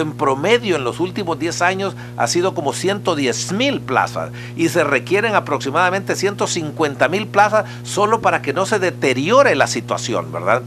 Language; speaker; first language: Spanish; native; Spanish